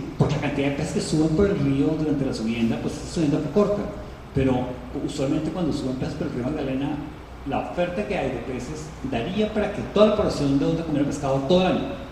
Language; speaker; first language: Spanish; native; Spanish